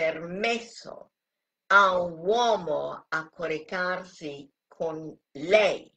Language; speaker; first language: Italian; non-native, fluent; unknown